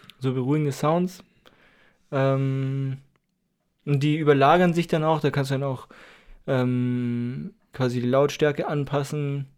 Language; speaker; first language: German; native; German